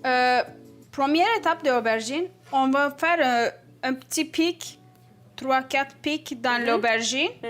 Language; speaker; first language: French; non-native, learner; Turkish